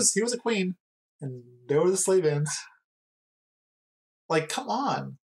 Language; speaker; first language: English; native; English